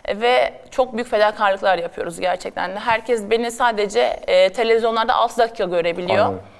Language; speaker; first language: Turkish; native; Turkish